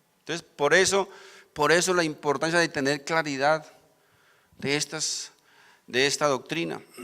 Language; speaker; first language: Spanish; native; Spanish